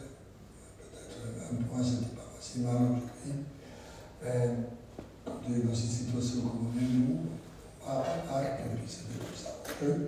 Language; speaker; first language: French; non-native, local second language; German